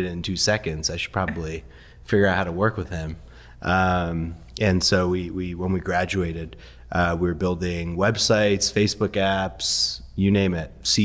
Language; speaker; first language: English; early bilingual, other home language; Persian